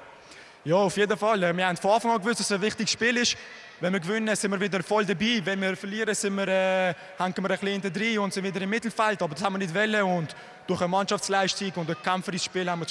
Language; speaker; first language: German; native; German